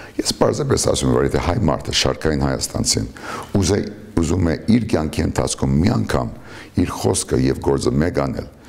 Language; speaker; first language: Armenian; early bilingual, heritage; Armenian